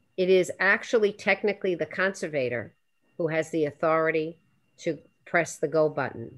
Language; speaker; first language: English; native; English